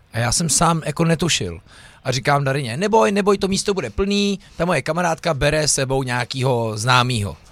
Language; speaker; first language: Czech; native; Czech